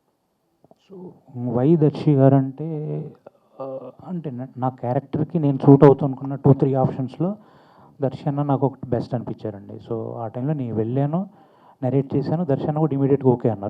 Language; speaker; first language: Telugu; native; Telugu